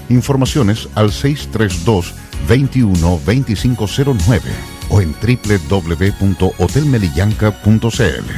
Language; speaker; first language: Spanish; native; Spanish